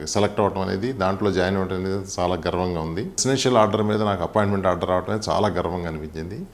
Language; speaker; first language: Telugu; native; Telugu